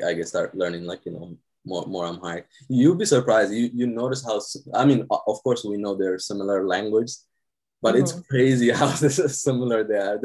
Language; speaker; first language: English; non-native, fluent; Tigrinya